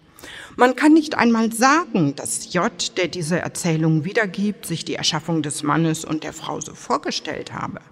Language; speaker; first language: German; native; German